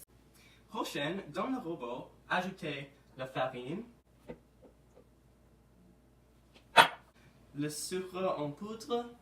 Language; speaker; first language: French; non-native, learner; English